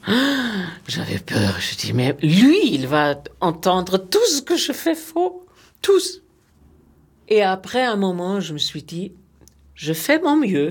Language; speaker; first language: French; non-native, fluent; German